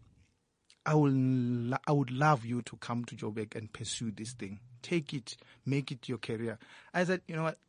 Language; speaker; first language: English; non-native, local second language; Northern Sotho